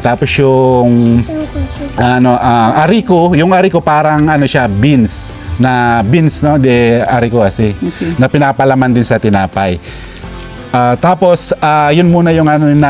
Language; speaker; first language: Filipino; non-native, local second language; Pampanga